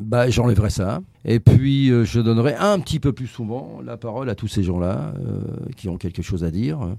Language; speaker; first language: French; native; French